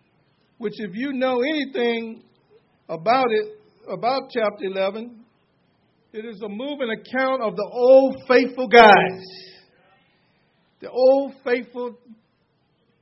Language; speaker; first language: English; native; English